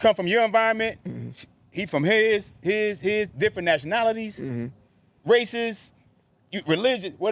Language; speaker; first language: English; native; English